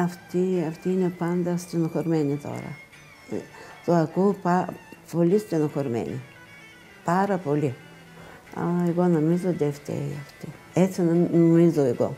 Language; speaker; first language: Greek; non-native, learner; Bulgarian